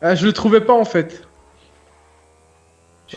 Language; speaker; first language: French; native; French